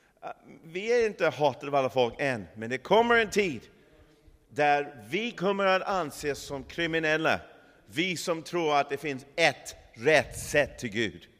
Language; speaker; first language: Swedish; non-native, fluent; English